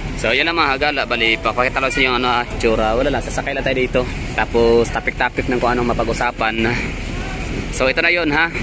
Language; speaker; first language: Filipino; non-native, local second language; Cebuano